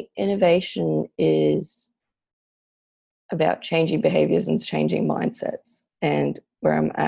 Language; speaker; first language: English; non-native, local second language; Filipino